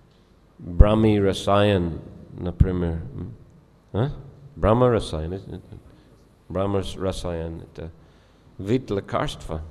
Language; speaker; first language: Russian; non-native, fluent; English